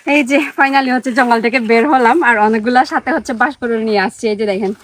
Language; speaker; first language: Bangla; non-native, local second language; Chakma